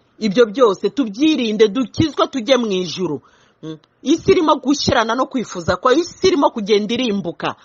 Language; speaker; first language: Kinyarwanda; early bilingual, heritage; Kinyarwanda